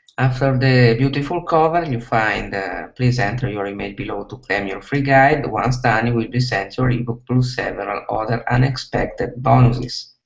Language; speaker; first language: English; non-native, fluent; Italian